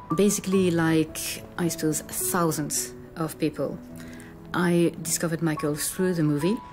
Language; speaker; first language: English; non-native, fluent; French